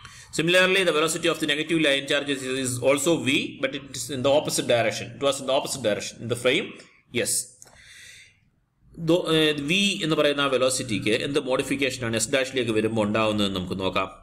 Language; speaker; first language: English; non-native, local second language; Malayalam